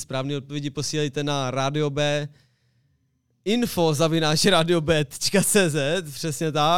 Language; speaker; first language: Czech; native; Czech